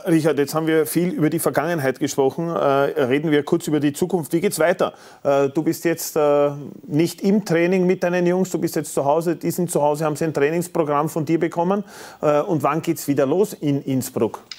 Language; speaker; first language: German; native; German